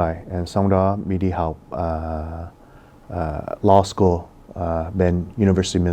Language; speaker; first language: Vietnamese; early bilingual, heritage; Vietnamese